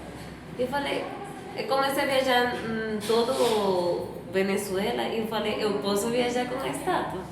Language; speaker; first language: Portuguese; non-native, fluent; Spanish